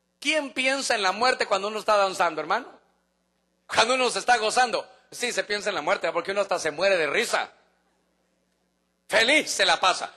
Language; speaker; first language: Spanish; native; Spanish